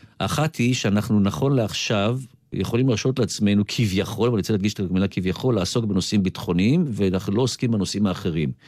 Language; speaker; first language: Hebrew; native; Hebrew